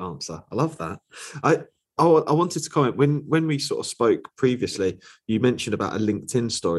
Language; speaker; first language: English; native; English